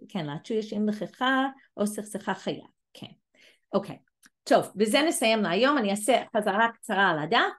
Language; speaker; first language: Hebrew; non-native, fluent; English